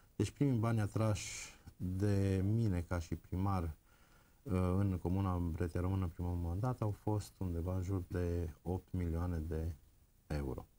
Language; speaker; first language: Romanian; native; Romanian